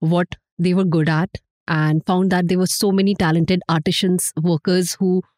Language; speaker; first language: English; non-native, local second language; Hindi